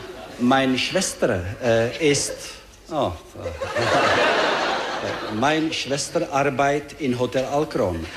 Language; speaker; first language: German; non-native, learner; Czech